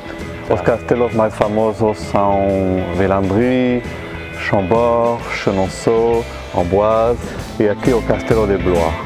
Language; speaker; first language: Portuguese; non-native, fluent; French